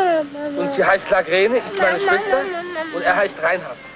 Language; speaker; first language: German; non-native, local second language; Romany